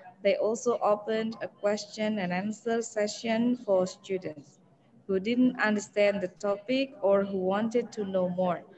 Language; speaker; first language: English; non-native, fluent; Indonesian